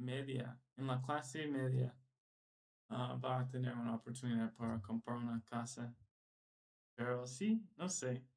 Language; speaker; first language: Spanish; non-native, learner; English